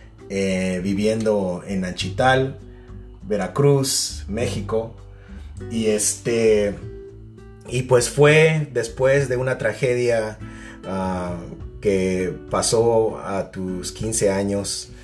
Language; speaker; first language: Spanish; native; Spanish